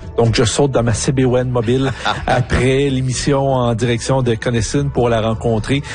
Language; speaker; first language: French; native; French